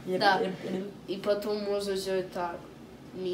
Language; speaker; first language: Russian; early bilingual, heritage; Russian